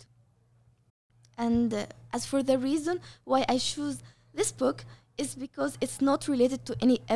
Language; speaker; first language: English; non-native, fluent; Arabic